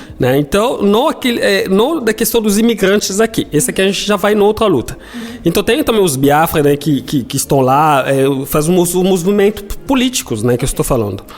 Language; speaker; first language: Portuguese; non-native, fluent; Lingala